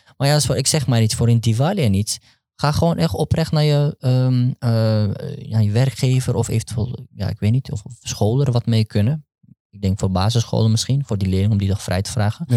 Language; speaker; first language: Dutch; early bilingual, other home language; Turkish